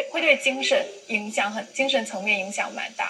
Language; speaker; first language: Chinese; native; Chinese